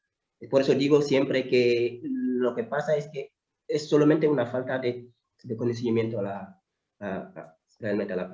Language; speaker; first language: Spanish; non-native, fluent; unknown